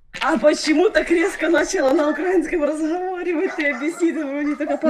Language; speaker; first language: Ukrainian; non-native, local second language; Russian